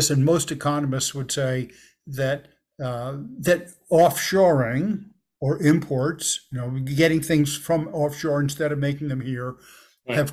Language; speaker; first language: English; native; English